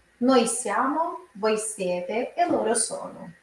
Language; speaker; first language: Italian; non-native, fluent; Portuguese